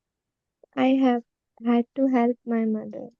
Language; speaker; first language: English; non-native, local second language; Punjabi